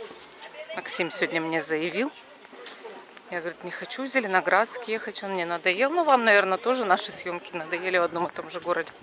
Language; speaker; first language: Russian; native; Russian